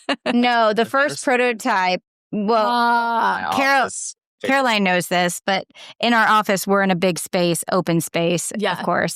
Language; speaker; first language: English; native; English